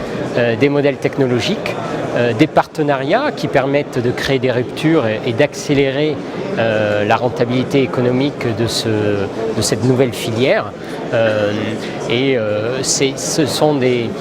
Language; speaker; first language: French; native; French